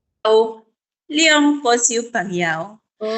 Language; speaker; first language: Cantonese; non-native, learner; Indonesian